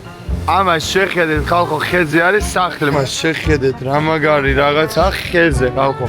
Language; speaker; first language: Georgian; native; Georgian